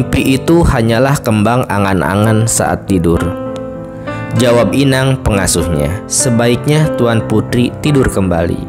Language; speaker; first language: Indonesian; native; Indonesian